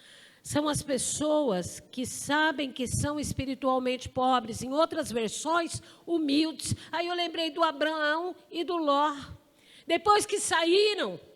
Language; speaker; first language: Portuguese; native; Portuguese